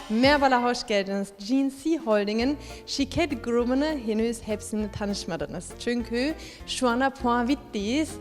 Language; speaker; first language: Turkish; early bilingual, heritage; Turkish